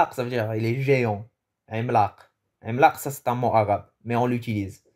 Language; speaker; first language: French; early bilingual, other home language; Arabic